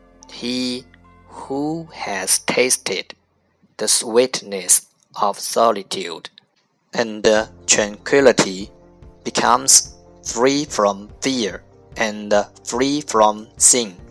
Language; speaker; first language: English; non-native, fluent; Chinese